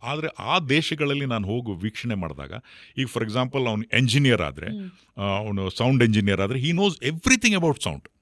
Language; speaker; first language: Kannada; native; Kannada